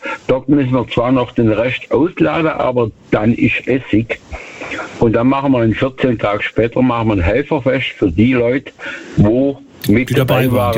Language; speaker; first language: German; native; German